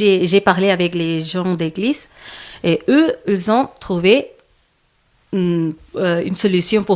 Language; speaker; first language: French; non-native, learner; Malayalam